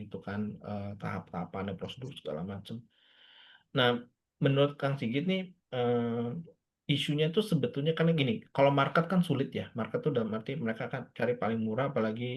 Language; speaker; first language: Indonesian; native; Indonesian